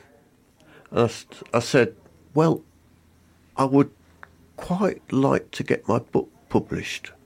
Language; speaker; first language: English; native; English